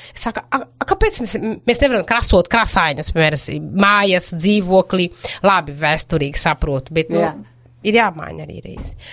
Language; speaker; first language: Latvian; non-native, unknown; Portuguese